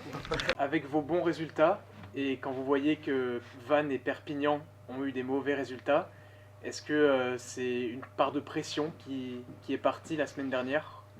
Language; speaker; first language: French; native; French